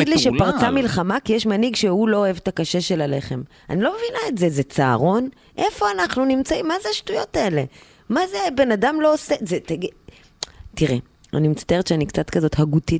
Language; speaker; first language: Hebrew; native; Hebrew